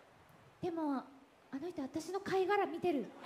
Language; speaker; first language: Japanese; native; Japanese